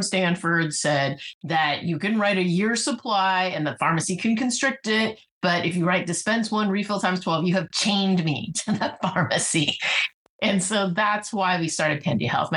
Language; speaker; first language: English; native; English